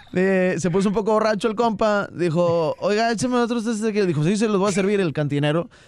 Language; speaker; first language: Spanish; native; Spanish